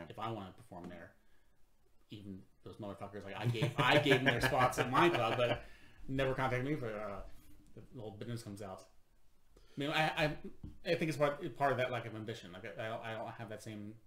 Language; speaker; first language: English; native; English